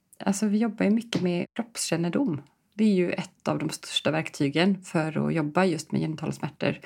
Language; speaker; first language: Swedish; native; Swedish